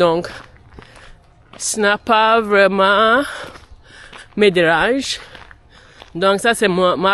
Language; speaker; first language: French; non-native, learner; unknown